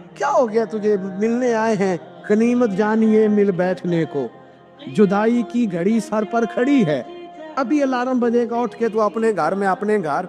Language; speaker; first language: Urdu; non-native, local second language; Punjabi